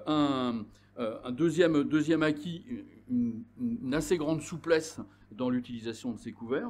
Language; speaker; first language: French; native; French